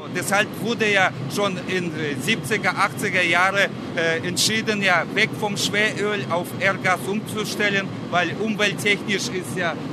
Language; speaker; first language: German; non-native, fluent; Russian